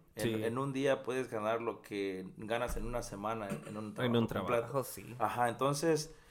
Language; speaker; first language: Spanish; native; Spanish